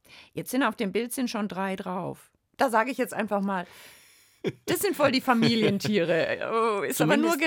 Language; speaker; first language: German; native; German